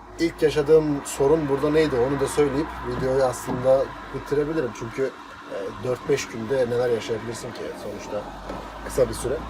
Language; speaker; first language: Turkish; native; Turkish